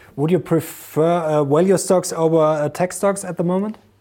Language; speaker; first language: English; non-native, fluent; German